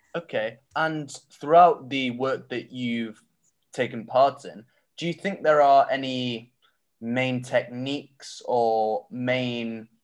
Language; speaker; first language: English; native; English